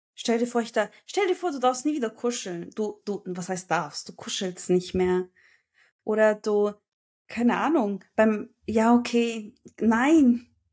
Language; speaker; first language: German; early bilingual, other home language; Turkish